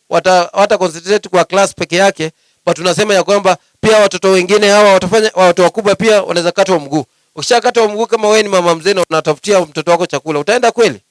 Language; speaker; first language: Swahili; non-native, local second language; Luyia